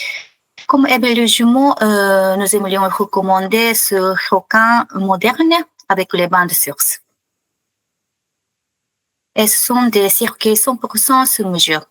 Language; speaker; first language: French; non-native, fluent; Japanese